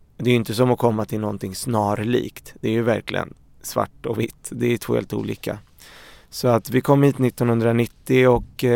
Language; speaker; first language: Swedish; early bilingual, other home language; Arabic